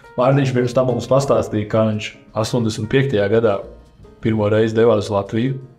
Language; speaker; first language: Latvian; native; Latvian